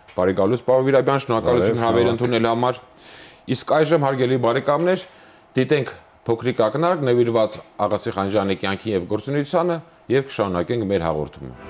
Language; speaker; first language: Armenian; native; Armenian